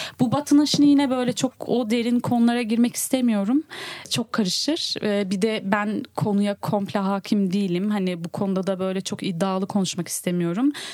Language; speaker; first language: Turkish; early bilingual, heritage; Turkish